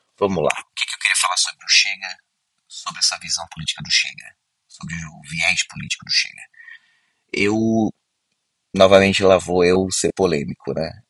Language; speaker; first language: Portuguese; native; Portuguese